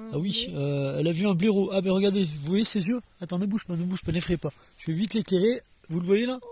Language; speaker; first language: French; native; French